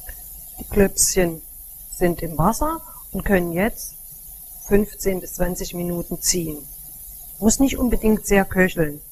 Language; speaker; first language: German; native; German